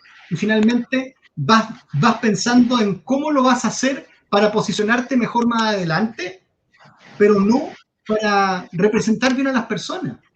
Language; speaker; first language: Spanish; native; Spanish